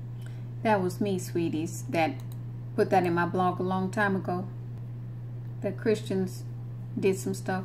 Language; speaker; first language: English; native; English